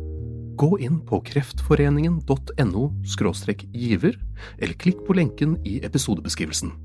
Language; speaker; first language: Norwegian; native; Norwegian